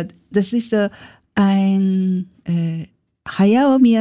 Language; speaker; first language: German; non-native, learner; Japanese